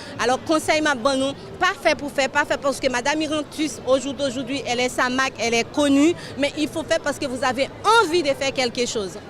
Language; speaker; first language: French; non-native, local second language; Haitian Creole